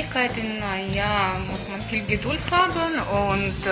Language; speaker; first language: German; non-native, fluent; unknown